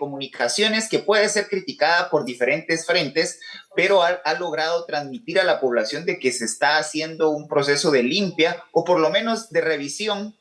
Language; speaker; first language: Spanish; native; Spanish